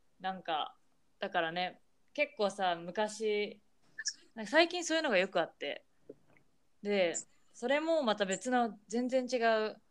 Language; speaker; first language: Japanese; native; Japanese